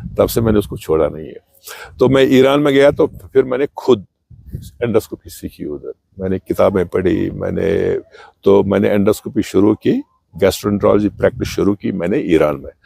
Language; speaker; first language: Urdu; non-native, local second language; Kashmiri